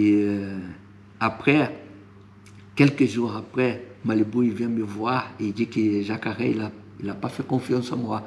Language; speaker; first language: French; non-native, fluent; Portuguese